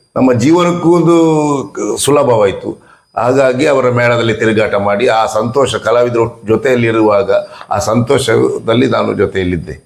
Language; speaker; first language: Kannada; non-native, local second language; Tulu